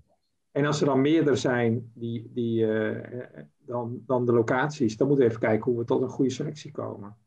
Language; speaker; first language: Dutch; native; Dutch